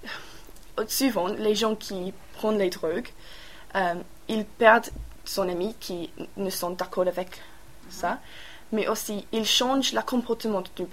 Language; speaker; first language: French; non-native, learner; English